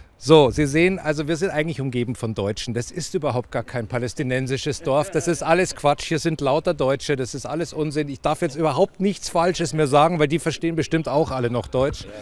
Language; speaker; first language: German; native; German